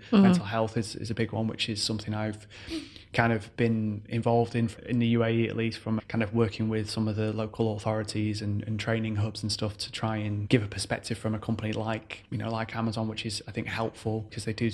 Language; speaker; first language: English; native; English